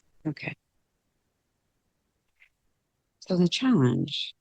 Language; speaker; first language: English; native; English